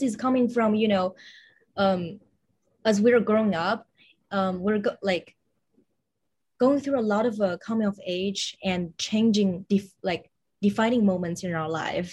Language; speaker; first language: English; non-native, fluent; Chinese